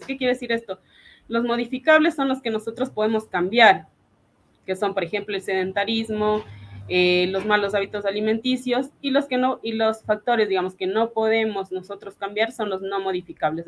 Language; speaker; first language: Spanish; native; Spanish